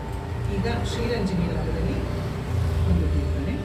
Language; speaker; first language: Kannada; native; Kannada